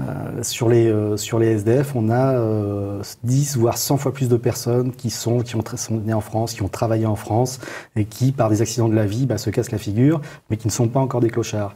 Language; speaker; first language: French; native; French